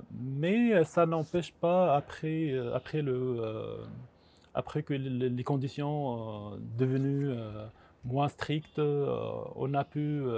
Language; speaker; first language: French; non-native, local second language; Arabic